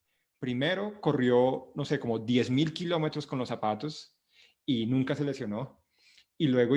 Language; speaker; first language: Spanish; native; Spanish